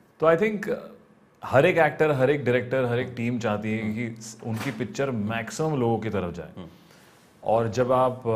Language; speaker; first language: Hindi; native; Hindi